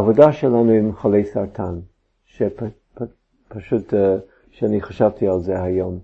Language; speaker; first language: Hebrew; non-native, fluent; English